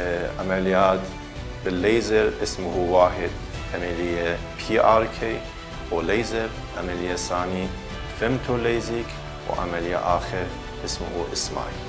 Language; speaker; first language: Arabic; non-native, learner; Persian